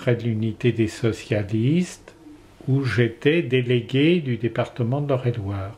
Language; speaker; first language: French; native; French